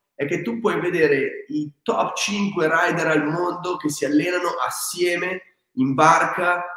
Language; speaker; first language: Italian; native; Italian